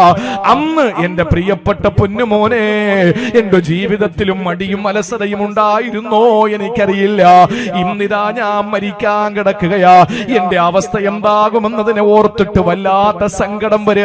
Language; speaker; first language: Malayalam; native; Malayalam